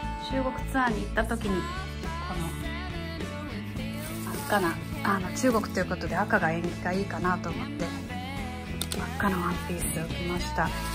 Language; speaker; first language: Japanese; native; Japanese